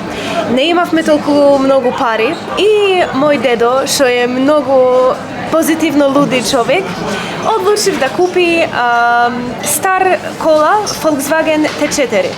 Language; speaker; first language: Macedonian; non-native, learner; Polish